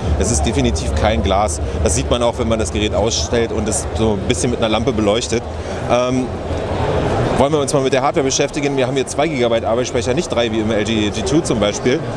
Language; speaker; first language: German; native; German